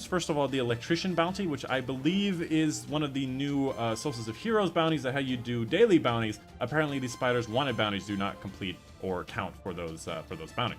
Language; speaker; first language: English; native; English